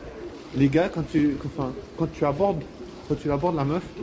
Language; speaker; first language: French; native; French